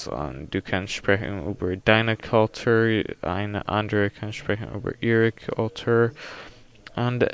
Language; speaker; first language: German; non-native, learner; English